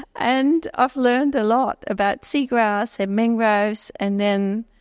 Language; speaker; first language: English; non-native, fluent; Dutch